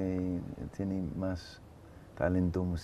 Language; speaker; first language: Spanish; non-native, fluent; English